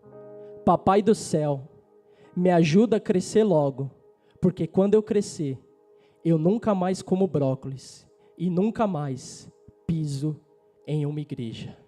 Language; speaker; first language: Portuguese; native; Portuguese